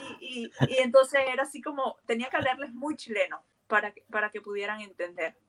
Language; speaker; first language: Spanish; native; Spanish